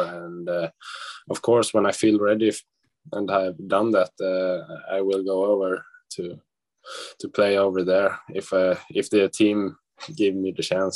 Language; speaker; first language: English; non-native, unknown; Swedish